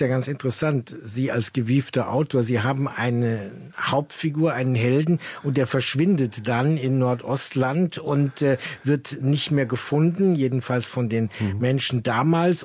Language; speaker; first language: German; native; German